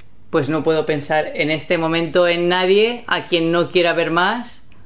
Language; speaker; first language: Spanish; native; Spanish